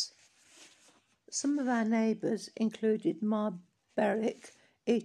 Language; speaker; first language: English; native; English